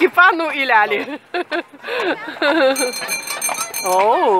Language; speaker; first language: Polish; non-native, fluent; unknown